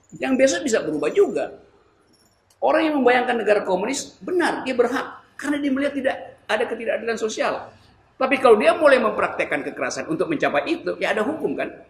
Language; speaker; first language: Indonesian; native; Indonesian